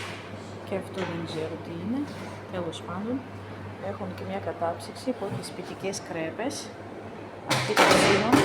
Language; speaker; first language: Greek; non-native, fluent; Russian